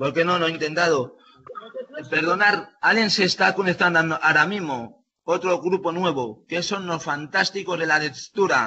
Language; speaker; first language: Spanish; native; Spanish